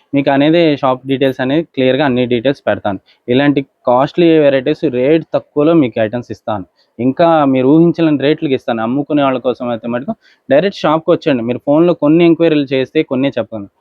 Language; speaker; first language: Telugu; native; Telugu